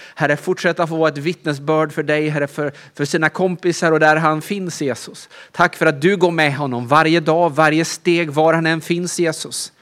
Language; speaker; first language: Swedish; native; Swedish